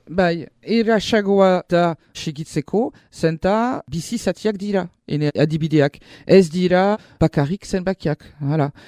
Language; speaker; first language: Basque; non-native, local second language; French